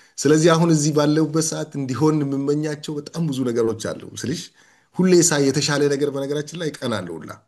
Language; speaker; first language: Amharic; non-native, local second language; Oromo